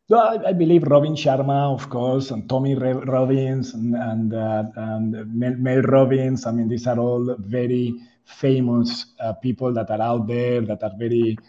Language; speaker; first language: English; non-native, fluent; Spanish